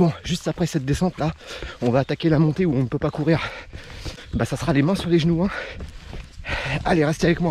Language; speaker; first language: French; native; French